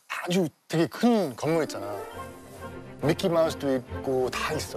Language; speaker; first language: Korean; non-native, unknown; English